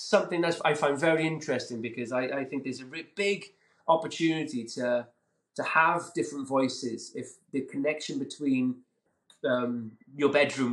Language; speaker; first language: English; native; English